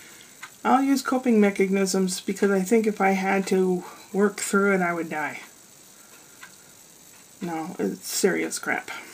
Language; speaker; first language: English; native; English